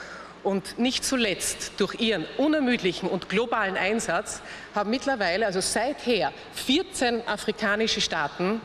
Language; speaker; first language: German; native; German